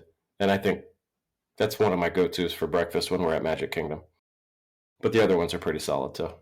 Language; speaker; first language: English; native; English